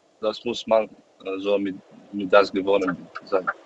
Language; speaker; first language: German; non-native, learner; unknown